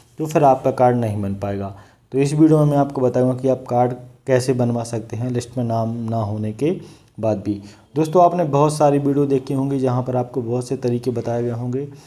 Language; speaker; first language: Hindi; native; Hindi